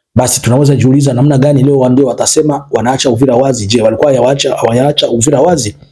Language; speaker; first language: Swahili; native; Swahili